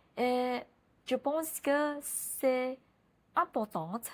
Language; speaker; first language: French; non-native, learner; Vietnamese